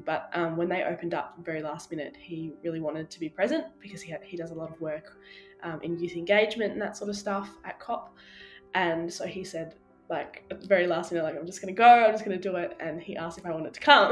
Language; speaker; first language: English; native; English